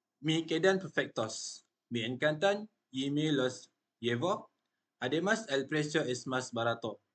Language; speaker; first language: Spanish; non-native, learner; Malay